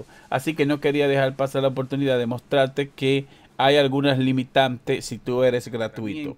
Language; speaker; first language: Spanish; native; Spanish